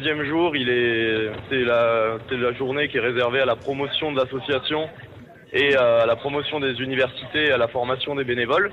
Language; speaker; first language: French; native; French